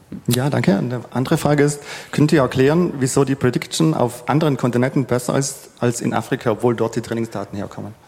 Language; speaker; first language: German; native; German